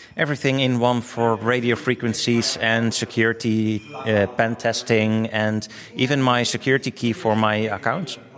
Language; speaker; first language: English; non-native, fluent; Dutch